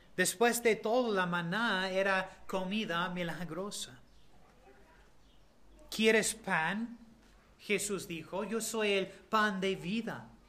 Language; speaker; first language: Spanish; non-native, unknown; English